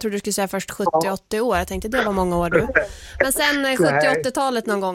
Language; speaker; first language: Swedish; native; Swedish